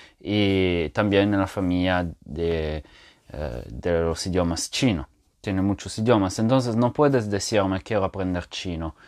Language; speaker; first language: Spanish; non-native, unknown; French